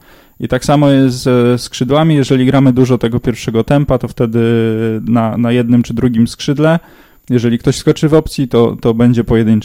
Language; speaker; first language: Polish; native; Polish